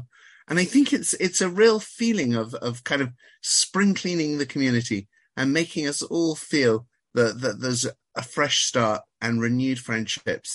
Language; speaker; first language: English; native; English